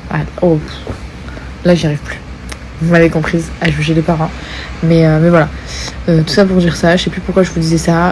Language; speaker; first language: French; native; French